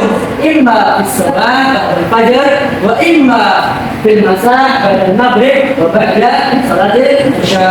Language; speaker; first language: Arabic; non-native, fluent; Indonesian